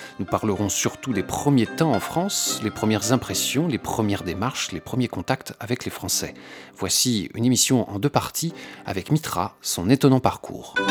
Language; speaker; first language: French; native; French